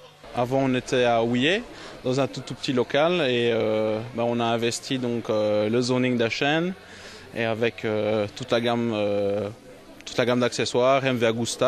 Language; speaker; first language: French; native; French